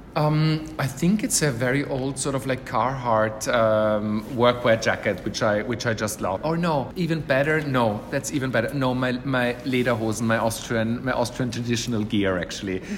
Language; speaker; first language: English; non-native, fluent; German